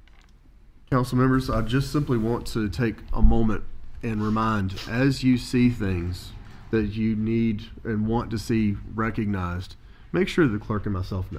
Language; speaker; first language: English; native; English